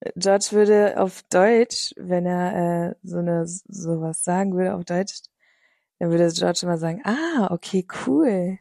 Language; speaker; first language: German; native; German